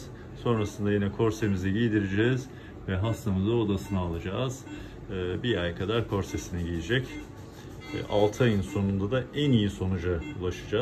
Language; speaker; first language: Turkish; native; Turkish